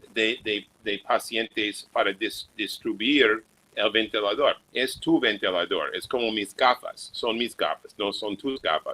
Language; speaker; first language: Spanish; non-native, fluent; English